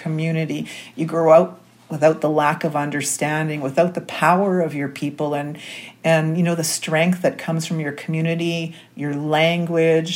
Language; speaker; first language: English; native; English